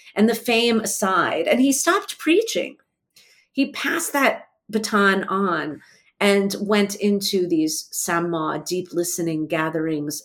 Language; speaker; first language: English; early bilingual, other home language; Persian